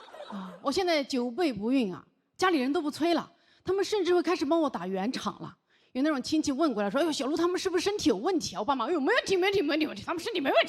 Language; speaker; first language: Chinese; native; Chinese